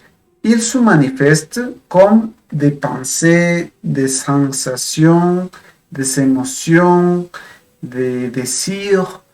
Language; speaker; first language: French; non-native, fluent; Spanish